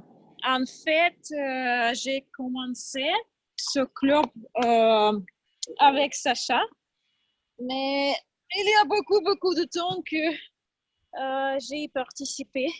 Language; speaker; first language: French; non-native, fluent; Russian